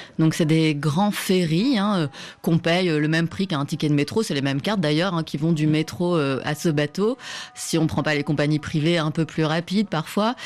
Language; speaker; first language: French; native; French